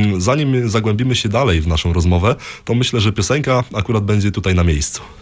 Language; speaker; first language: Polish; native; Polish